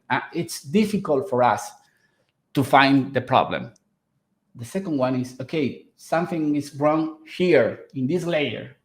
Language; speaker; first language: English; non-native, fluent; Spanish